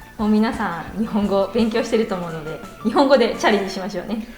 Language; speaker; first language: Japanese; native; Japanese